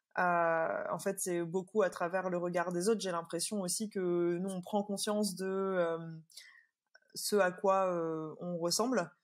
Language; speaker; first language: French; native; French